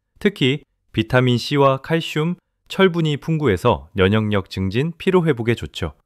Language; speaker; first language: Korean; native; Korean